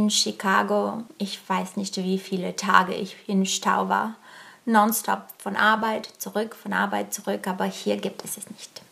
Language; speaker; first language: German; early bilingual, other home language; Bulgarian